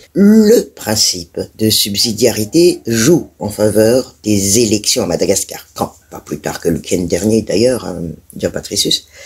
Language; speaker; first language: French; non-native, local second language; Malagasy